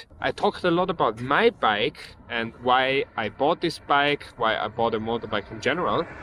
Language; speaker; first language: English; non-native, fluent; German